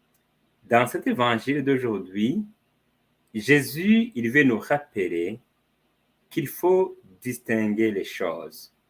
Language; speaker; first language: French; non-native, fluent; Spanish